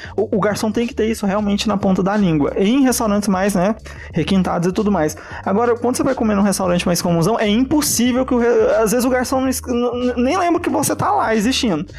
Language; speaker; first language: Portuguese; native; Portuguese